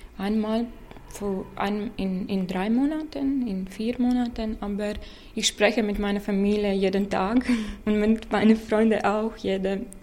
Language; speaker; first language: German; non-native, learner; Latvian